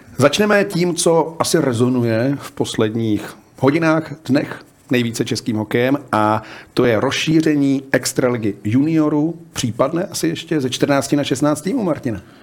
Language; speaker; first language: Czech; native; Czech